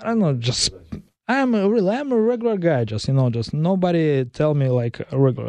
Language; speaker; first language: English; non-native, learner; Kazakh